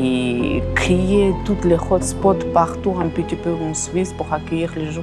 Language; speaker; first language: French; non-native, fluent; Ukrainian